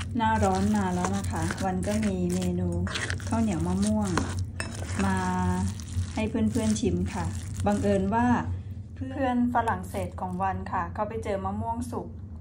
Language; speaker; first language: Thai; native; Thai